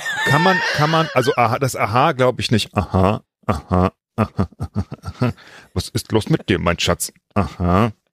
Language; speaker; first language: German; native; German